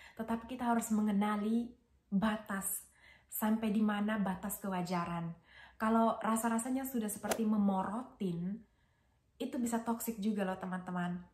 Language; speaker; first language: Indonesian; native; Indonesian